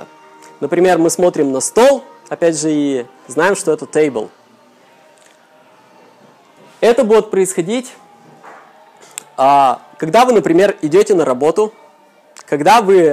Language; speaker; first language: Russian; native; Russian